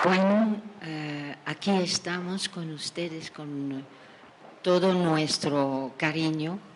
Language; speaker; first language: Spanish; non-native, fluent; French